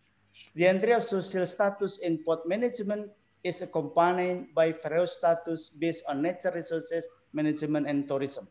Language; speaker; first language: English; non-native, learner; Indonesian